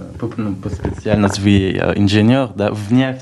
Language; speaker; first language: Russian; non-native, learner; French